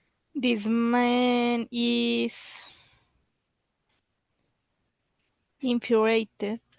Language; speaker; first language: English; non-native, learner; Spanish